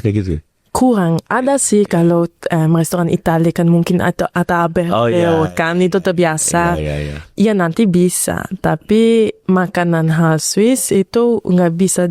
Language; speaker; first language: Indonesian; early bilingual, heritage; Indonesian